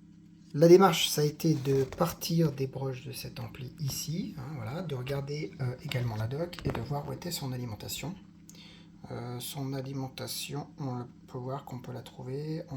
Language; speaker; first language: French; native; French